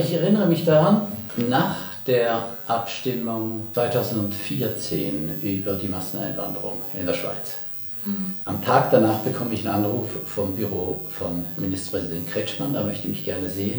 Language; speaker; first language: German; native; German